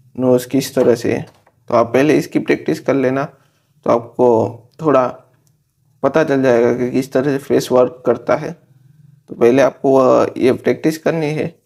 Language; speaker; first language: Hindi; native; Hindi